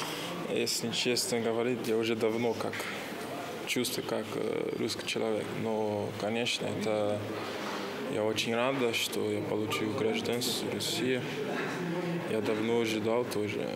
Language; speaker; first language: Russian; non-native, learner; Portuguese